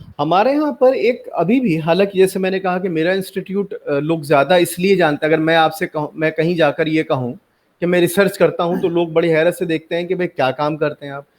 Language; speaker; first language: Hindi; native; Hindi